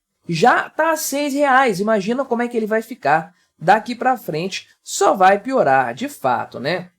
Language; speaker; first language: Portuguese; native; Portuguese